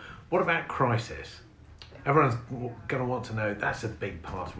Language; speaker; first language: English; native; English